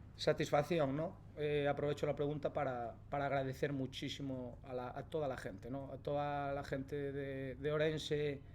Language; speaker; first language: Spanish; native; Spanish